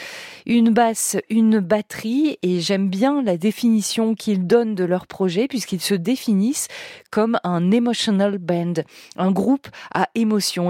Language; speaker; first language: French; native; French